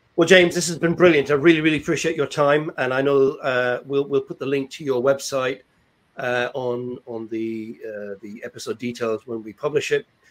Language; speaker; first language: English; native; English